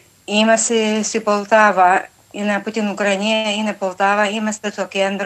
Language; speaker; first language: Greek; non-native, local second language; Ukrainian